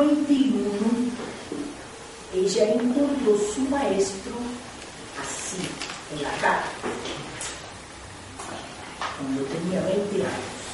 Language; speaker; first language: Spanish; non-native, fluent; Portuguese